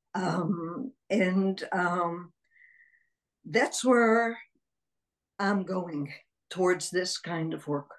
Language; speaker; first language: English; early bilingual, other home language; Hebrew